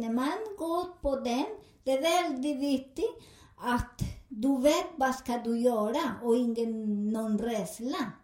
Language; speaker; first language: Swedish; non-native, learner; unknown